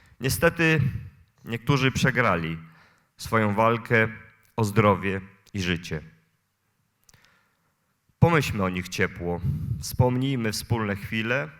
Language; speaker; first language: Polish; native; Polish